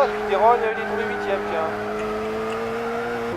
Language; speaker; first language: French; native; French